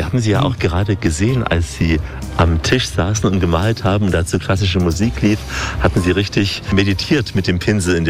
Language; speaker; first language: German; native; German